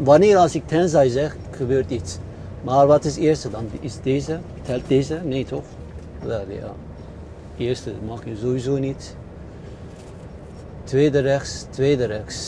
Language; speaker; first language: Dutch; non-native, fluent; Turkish